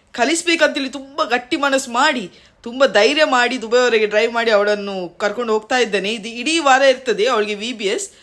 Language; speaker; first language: Kannada; native; Kannada